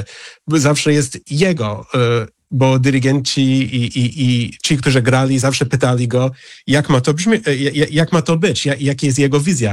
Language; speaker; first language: Polish; non-native, fluent; English